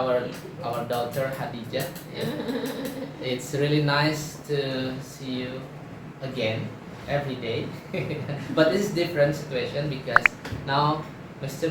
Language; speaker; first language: English; non-native, fluent; Indonesian